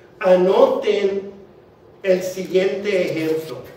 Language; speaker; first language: Spanish; non-native, fluent; English